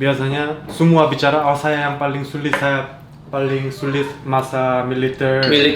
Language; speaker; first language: Indonesian; non-native, learner; Korean